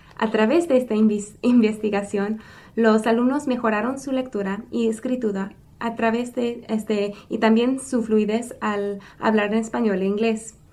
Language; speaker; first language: Spanish; early bilingual, other home language; English